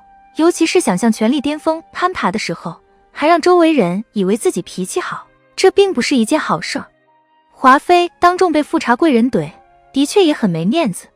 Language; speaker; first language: Chinese; native; Chinese